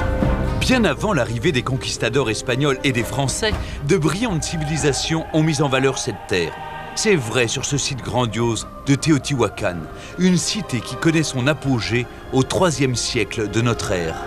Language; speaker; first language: French; native; French